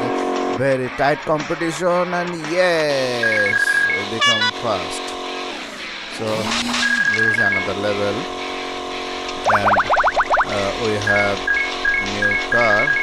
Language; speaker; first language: English; non-native, learner; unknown